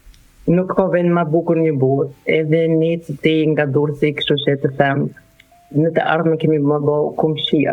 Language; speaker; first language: Albanian; non-native, learner; German